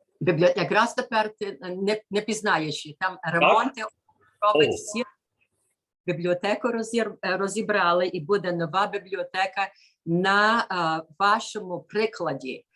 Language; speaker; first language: Ukrainian; early bilingual, heritage; Ukrainian